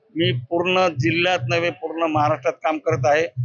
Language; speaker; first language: Marathi; native; Marathi